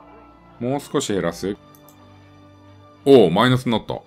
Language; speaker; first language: Japanese; native; Japanese